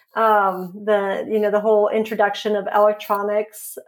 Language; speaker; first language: English; non-native, fluent; Swedish